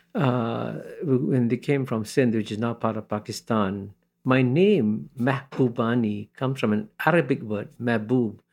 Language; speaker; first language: English; early bilingual, other home language; Hindi